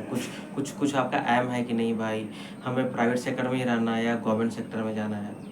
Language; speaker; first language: Hindi; non-native, local second language; Assamese